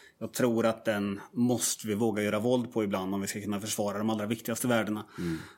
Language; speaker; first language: Swedish; native; Swedish